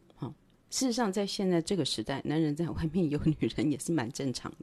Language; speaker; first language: Chinese; non-native, local second language; Min Nan Chinese